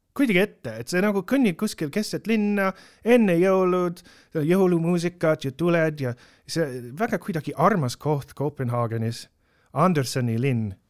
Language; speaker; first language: Estonian; non-native, fluent; English